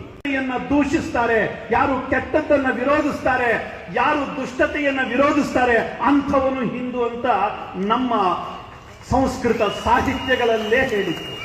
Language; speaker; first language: Kannada; native; Kannada